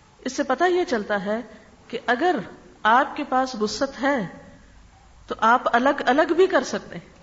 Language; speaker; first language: Urdu; native; Urdu